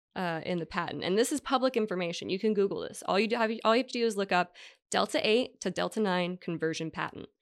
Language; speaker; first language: English; native; English